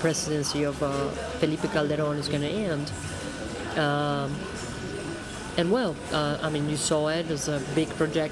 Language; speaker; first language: English; non-native, fluent; Spanish